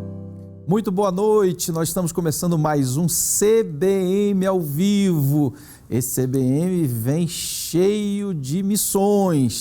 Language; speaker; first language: Portuguese; native; Portuguese